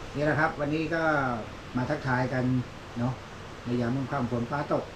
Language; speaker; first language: Thai; native; Thai